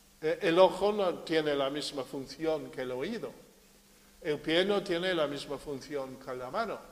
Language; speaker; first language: Spanish; non-native, fluent; English